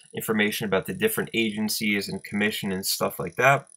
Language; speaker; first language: English; native; English